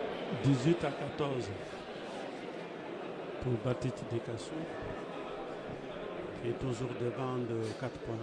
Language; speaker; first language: French; native; French